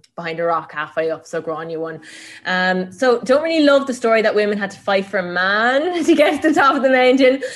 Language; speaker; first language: English; native; English